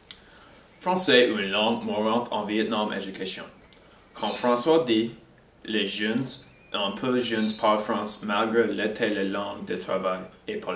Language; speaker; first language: French; non-native, learner; English